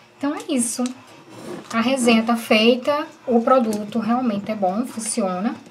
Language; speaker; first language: Portuguese; native; Portuguese